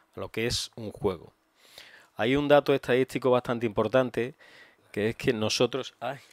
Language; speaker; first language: Spanish; native; Spanish